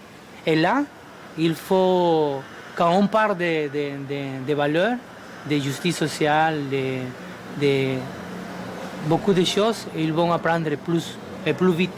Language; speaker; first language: French; non-native, fluent; Spanish